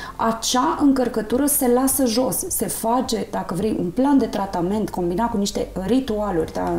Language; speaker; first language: Romanian; native; Romanian